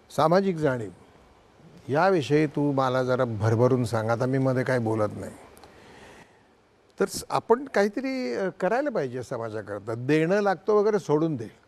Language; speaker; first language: Marathi; native; Marathi